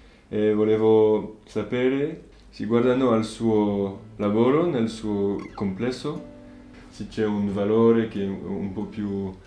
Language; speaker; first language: Italian; non-native, learner; French